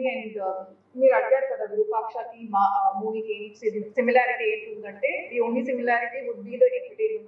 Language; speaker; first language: Telugu; non-native, local second language; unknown